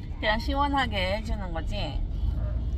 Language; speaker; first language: Korean; non-native, fluent; Filipino